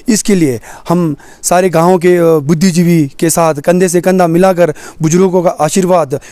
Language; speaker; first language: Hindi; native; Hindi